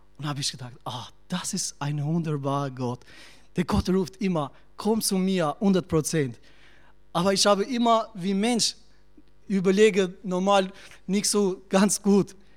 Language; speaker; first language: German; non-native, learner; Albanian